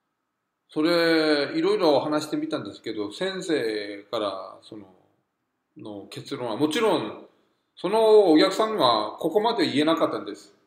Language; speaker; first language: Japanese; non-native, fluent; Korean